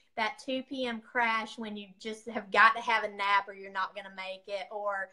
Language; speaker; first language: English; native; English